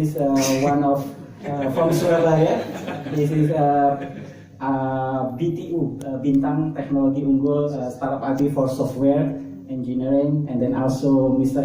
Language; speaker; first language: English; non-native, learner; Indonesian